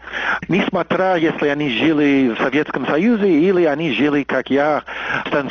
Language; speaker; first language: Russian; non-native, fluent; English